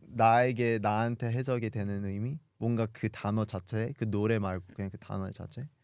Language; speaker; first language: Korean; early bilingual, other home language; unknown